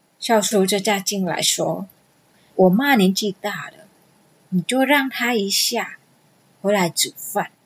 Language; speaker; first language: Chinese; non-native, fluent; Vietnamese